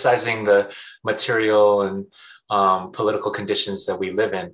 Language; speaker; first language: English; native; English